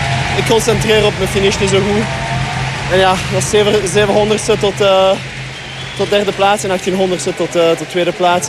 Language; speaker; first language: Dutch; non-native, local second language; French